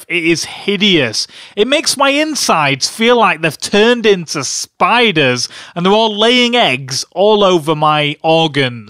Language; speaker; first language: English; native; English